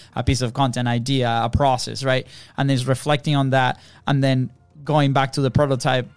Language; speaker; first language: English; non-native, fluent; Spanish